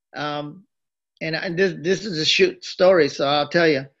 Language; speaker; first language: English; early bilingual, other home language; Japanese